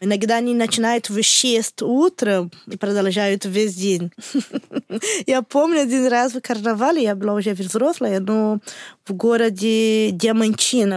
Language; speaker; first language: Russian; non-native, learner; Portuguese